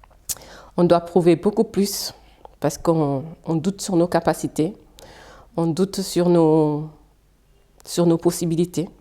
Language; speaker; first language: French; early bilingual, other home language; Fula